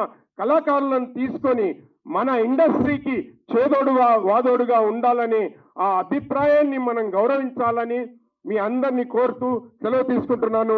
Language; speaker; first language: Telugu; native; Telugu